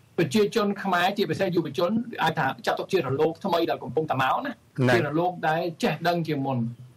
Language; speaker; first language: Khmer; early bilingual, heritage; Khmer